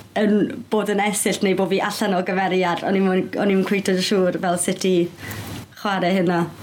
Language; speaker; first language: Welsh; native; Welsh